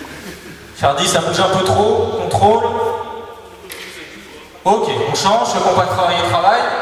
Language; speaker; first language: French; native; French